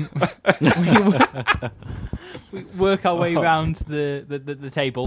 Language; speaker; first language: English; native; English